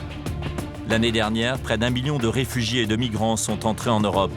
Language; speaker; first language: French; native; French